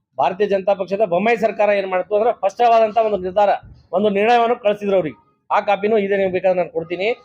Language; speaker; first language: Kannada; non-native, local second language; Lambadi